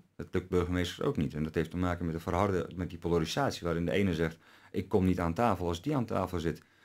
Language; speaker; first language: Dutch; early bilingual, other home language; Turkish